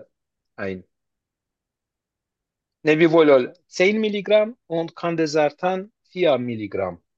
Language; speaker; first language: German; non-native, learner; Turkish